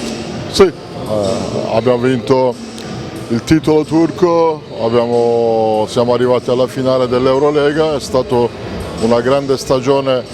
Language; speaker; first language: Italian; non-native, fluent; Turkish